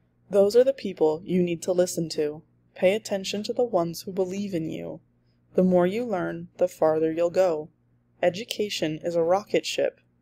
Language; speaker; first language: English; native; English